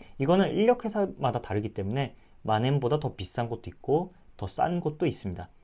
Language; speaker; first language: Korean; native; Korean